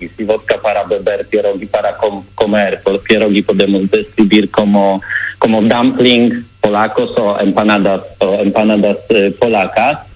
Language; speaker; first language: Spanish; non-native, learner; Polish